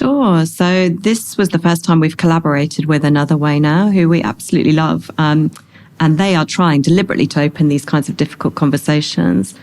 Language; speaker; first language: English; native; English